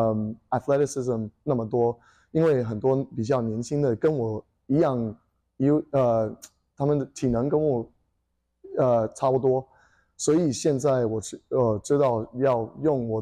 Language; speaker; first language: Chinese; early bilingual, heritage; English